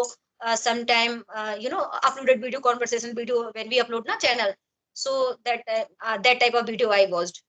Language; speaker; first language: English; non-native, learner; Hindi